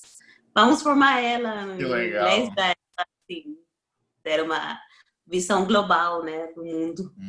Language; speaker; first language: Portuguese; non-native, fluent; Spanish